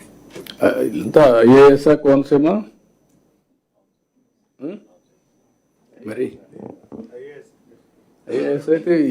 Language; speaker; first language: Telugu; native; Telugu